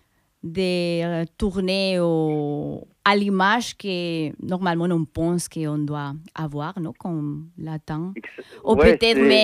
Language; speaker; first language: French; non-native, fluent; Spanish